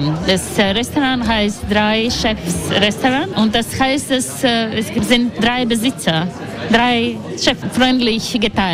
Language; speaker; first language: German; non-native, learner; Latvian